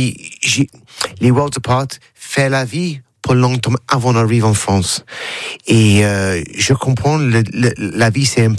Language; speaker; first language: French; non-native, learner; English